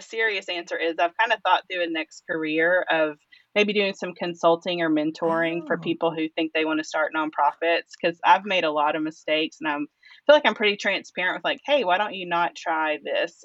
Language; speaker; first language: English; native; English